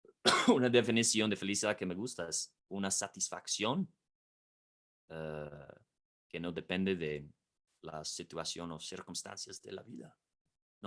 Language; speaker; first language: Spanish; non-native, fluent; English